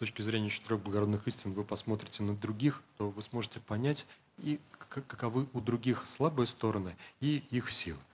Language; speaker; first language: Russian; native; Russian